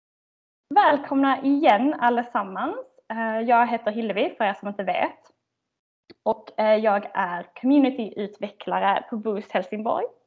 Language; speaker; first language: Swedish; native; Swedish